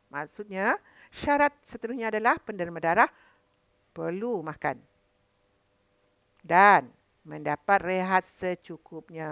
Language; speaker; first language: Malay; native; Malay